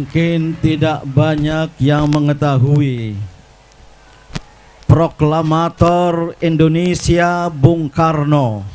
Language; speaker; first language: Indonesian; native; Indonesian